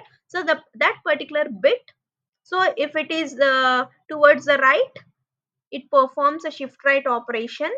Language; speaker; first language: English; non-native, local second language; Telugu